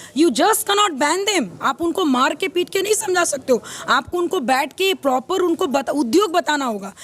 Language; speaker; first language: Hindi; native; Hindi